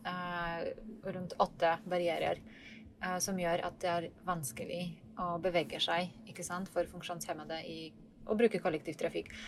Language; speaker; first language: Norwegian; non-native, fluent; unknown